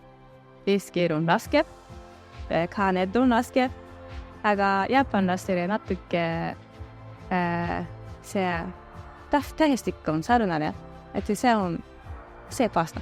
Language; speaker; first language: Estonian; early bilingual, other home language; Japanese